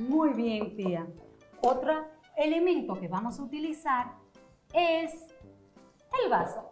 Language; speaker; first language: Spanish; native; Spanish